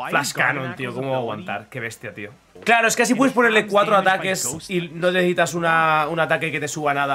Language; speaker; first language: Spanish; native; Spanish